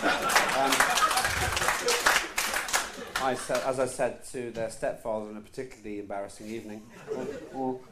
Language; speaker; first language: English; non-native, local second language; Estonian